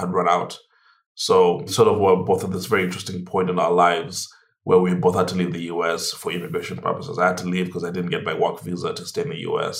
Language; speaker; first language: English; non-native, local second language; Ganda